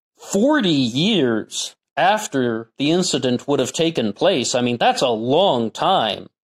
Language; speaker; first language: English; native; English